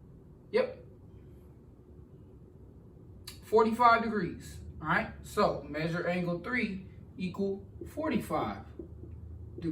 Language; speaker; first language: English; native; English